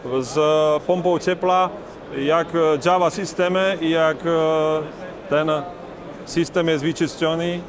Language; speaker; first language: Polish; non-native, learner; Slovak